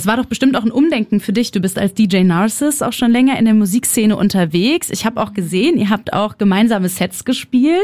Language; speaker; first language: German; native; German